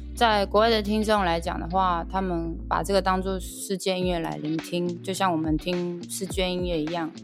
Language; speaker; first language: Chinese; non-native, local second language; Amis